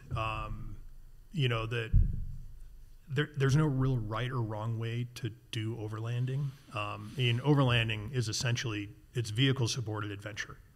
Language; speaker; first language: English; native; English